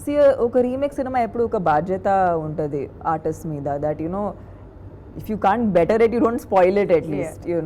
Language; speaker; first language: Telugu; non-native, fluent; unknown